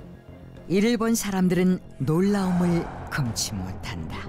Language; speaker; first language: Korean; native; Korean